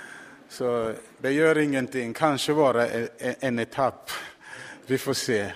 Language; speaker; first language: Swedish; non-native, fluent; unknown